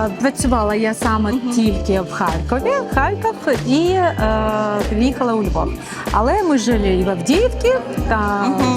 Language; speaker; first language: Ukrainian; non-native, local second language; Russian